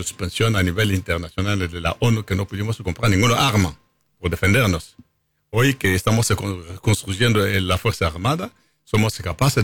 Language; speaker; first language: Spanish; non-native, fluent; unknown